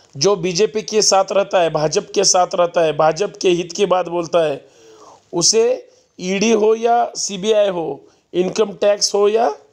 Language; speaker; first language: Hindi; non-native, local second language; Marathi